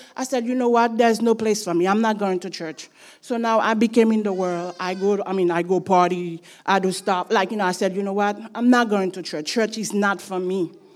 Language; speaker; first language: English; non-native, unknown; Haitian Creole